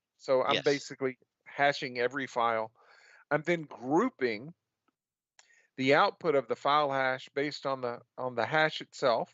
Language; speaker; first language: English; native; English